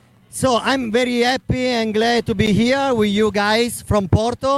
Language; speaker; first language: English; non-native, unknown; Italian